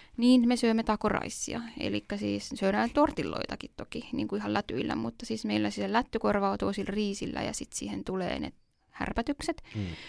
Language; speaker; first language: Finnish; native; Finnish